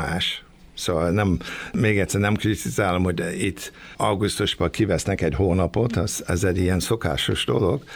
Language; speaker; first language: Hungarian; early bilingual, other home language; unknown